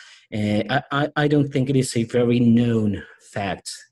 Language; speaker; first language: English; non-native, fluent; Spanish